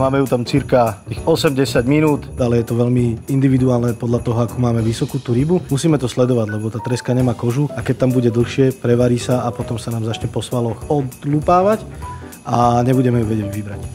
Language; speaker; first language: Slovak; native; Slovak